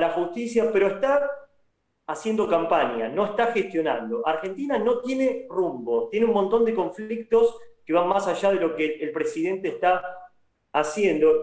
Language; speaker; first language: Spanish; native; Spanish